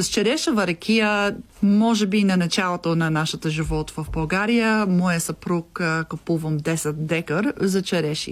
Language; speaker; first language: Bulgarian; non-native, learner; English